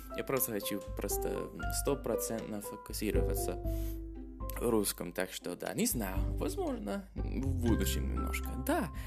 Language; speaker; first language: Russian; non-native, fluent; English